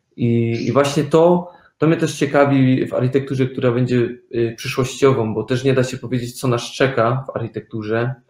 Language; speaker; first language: Polish; early bilingual, heritage; Polish